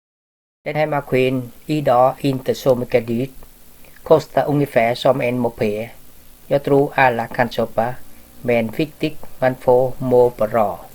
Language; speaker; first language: Swedish; non-native, learner; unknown